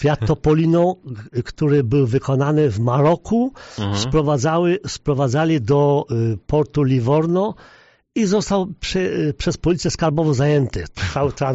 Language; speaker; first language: Polish; native; Polish